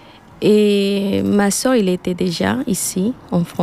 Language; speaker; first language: French; non-native, learner; Spanish